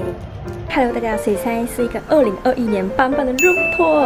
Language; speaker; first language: Chinese; native; Chinese